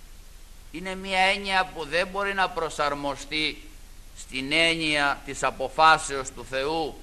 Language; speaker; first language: Greek; native; Greek